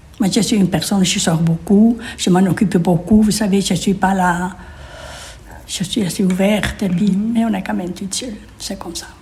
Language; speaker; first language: French; non-native, fluent; Spanish